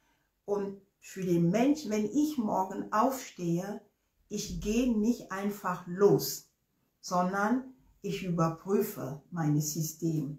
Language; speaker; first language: German; non-native, fluent; Ewe